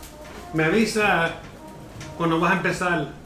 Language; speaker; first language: Spanish; early bilingual, heritage; Spanish